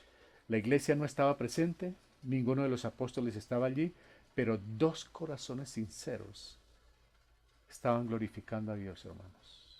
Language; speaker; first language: Spanish; native; Spanish